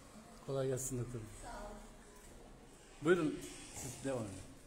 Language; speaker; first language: Turkish; native; Turkish